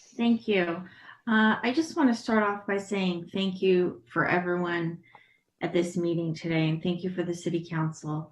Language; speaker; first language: English; native; English